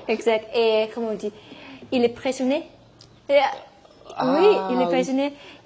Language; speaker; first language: French; non-native, learner; Thai